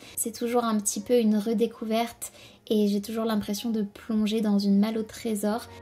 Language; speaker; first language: French; native; French